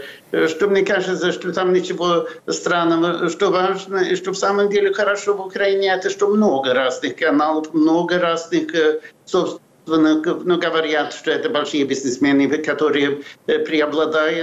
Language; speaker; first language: Russian; non-native, fluent; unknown